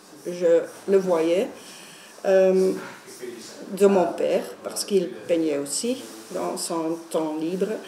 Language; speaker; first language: French; non-native, local second language; Dutch